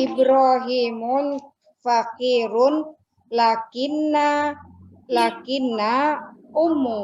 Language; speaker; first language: Arabic; non-native, learner; Indonesian